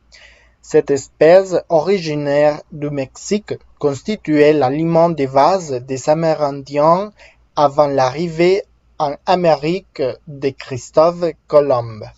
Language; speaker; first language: French; non-native, fluent; Spanish